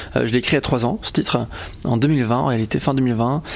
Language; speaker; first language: French; native; French